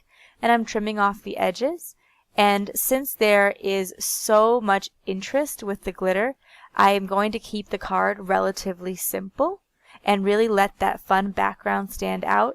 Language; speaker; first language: English; native; English